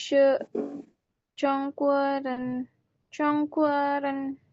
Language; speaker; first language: Chinese; non-native, learner; Indonesian